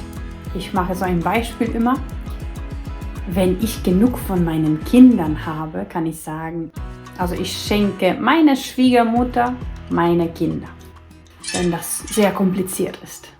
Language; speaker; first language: German; non-native, fluent; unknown